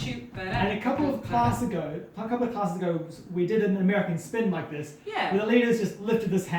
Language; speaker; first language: English; native; English